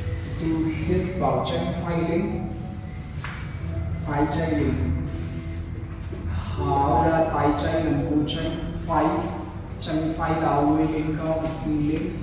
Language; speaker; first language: Vietnamese; non-native, learner; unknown